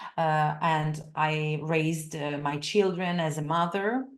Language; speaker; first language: English; non-native, fluent; Italian